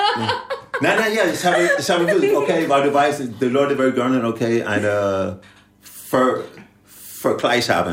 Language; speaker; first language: German; non-native, learner; English